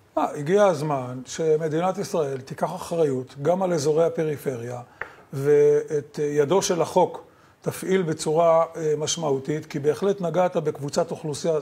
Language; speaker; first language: Hebrew; native; Hebrew